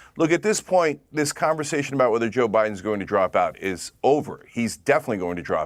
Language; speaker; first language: English; native; English